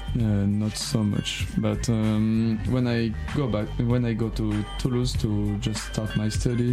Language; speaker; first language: English; non-native, learner; French